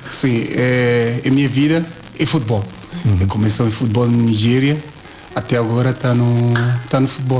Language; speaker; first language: Portuguese; non-native, learner; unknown